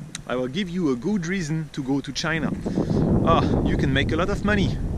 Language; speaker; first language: English; non-native, fluent; French